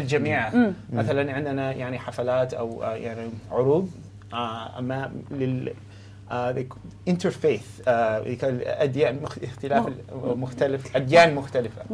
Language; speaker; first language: Arabic; non-native, learner; English